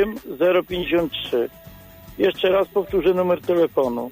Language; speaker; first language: Polish; native; Polish